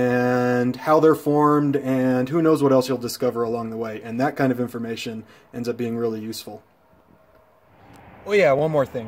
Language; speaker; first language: English; native; English